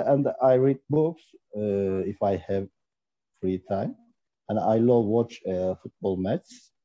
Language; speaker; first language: English; non-native, learner; Turkish